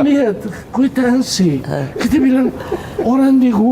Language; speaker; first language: Indonesian; non-native, fluent; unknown